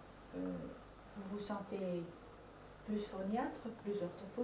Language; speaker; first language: French; non-native, fluent; Dutch